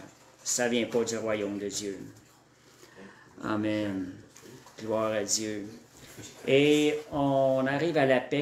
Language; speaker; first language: French; native; French